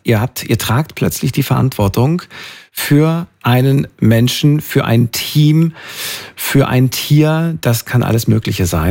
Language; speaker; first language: German; native; German